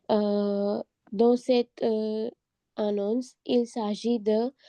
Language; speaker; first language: French; non-native, learner; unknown